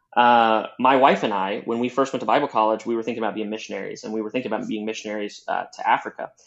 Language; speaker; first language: English; native; English